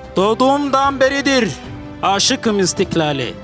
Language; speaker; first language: Turkish; non-native, fluent; Arabic